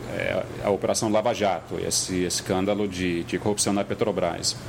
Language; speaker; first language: Portuguese; non-native, fluent; English